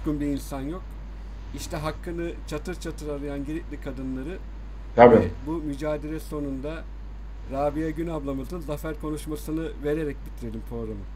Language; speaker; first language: Turkish; native; Turkish